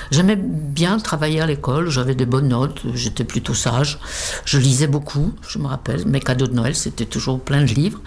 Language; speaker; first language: French; non-native, fluent; Czech